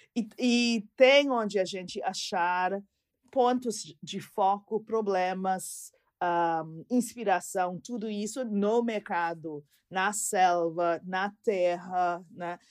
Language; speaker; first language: Portuguese; non-native, fluent; English